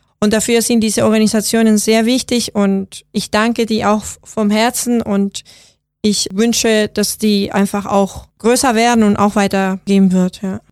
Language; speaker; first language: German; non-native, fluent; Spanish